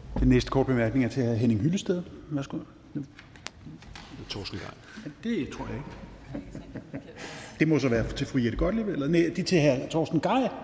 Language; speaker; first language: Danish; native; Danish